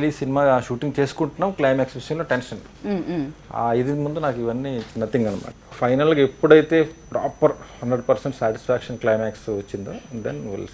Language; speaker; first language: Telugu; native; Telugu